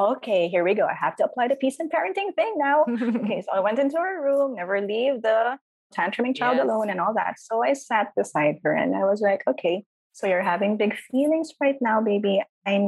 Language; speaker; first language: English; non-native, local second language; Filipino